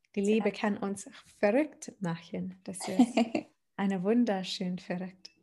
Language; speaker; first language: German; non-native, fluent; English